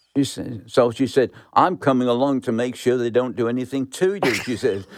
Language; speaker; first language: English; native; English